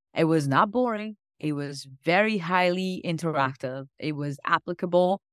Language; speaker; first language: English; non-native, local second language; Gujarati